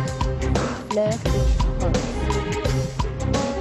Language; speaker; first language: French; native; French